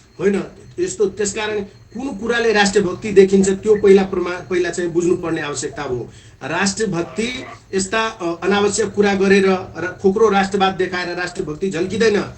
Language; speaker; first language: Nepali; non-native, local second language; Maithili